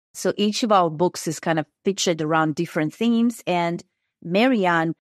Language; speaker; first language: English; non-native, fluent; Russian